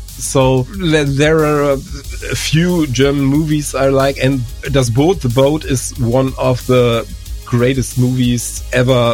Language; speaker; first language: English; non-native, fluent; German